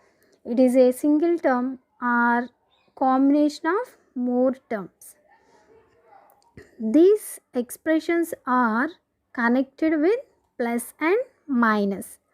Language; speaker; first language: English; non-native, local second language; Telugu